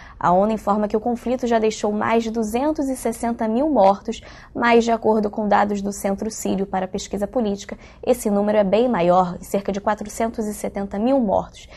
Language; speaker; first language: Portuguese; native; Portuguese